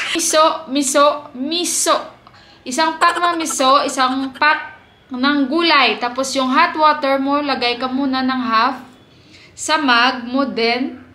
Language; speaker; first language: Filipino; native; Filipino